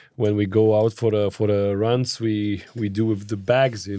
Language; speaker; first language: English; non-native, fluent; Lithuanian